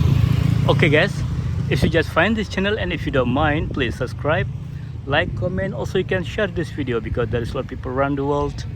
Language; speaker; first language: English; non-native, learner; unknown